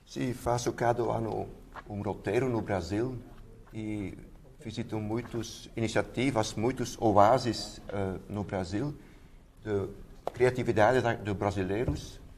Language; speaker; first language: Portuguese; non-native, fluent; Dutch